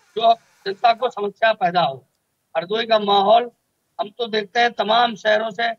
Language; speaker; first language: Hindi; native; Hindi